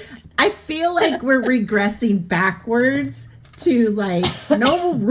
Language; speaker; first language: English; native; English